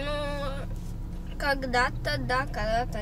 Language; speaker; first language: Russian; early bilingual, heritage; English